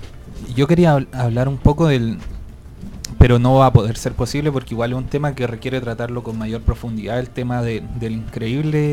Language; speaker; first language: Spanish; native; Spanish